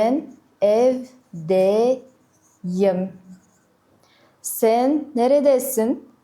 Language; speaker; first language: Turkish; non-native, fluent; Kazakh